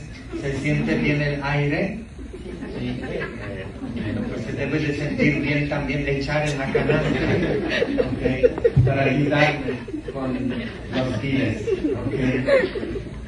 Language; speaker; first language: Spanish; non-native, fluent; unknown